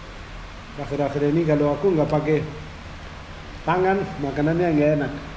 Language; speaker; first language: Indonesian; non-native, learner; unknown